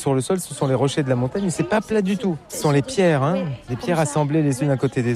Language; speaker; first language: French; native; French